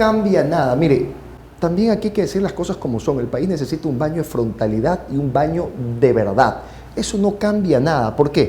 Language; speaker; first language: Spanish; native; Spanish